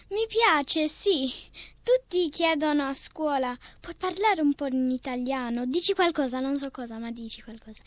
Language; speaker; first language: Italian; early bilingual, heritage; Italian